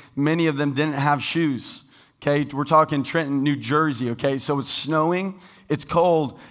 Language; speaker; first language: English; native; English